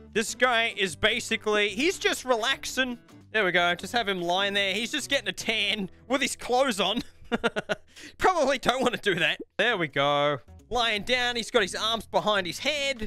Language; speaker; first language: English; native; English